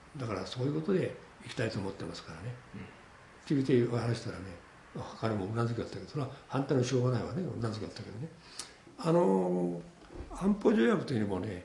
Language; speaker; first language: Japanese; native; Japanese